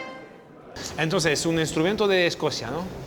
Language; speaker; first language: Spanish; non-native, learner; French